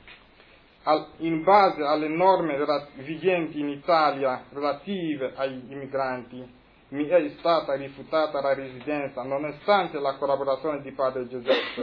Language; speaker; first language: Italian; non-native, fluent; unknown